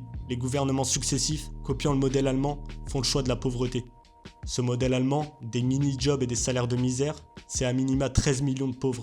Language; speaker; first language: French; native; French